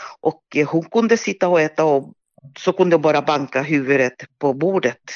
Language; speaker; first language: Swedish; non-native, fluent; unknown